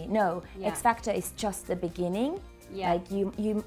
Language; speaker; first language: English; non-native, fluent; Finnish